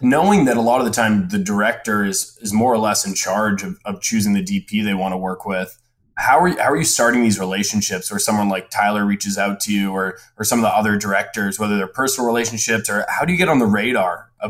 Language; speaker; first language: English; native; English